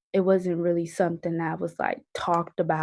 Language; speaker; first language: English; native; English